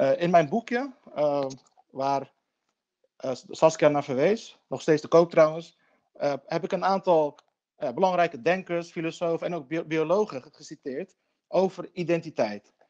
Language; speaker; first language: Dutch; early bilingual, other home language; Turkish